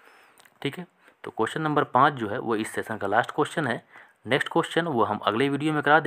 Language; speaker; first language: Hindi; native; Hindi